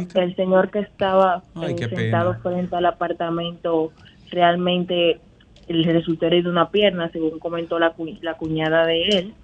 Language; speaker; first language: Spanish; native; Spanish